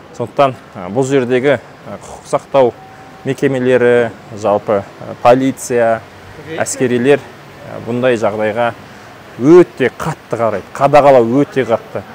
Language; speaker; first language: Kazakh; native; Kazakh